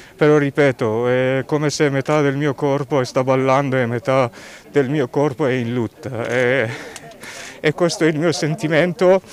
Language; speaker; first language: Italian; non-native, fluent; Persian